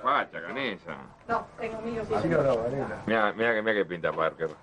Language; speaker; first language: Spanish; native; Spanish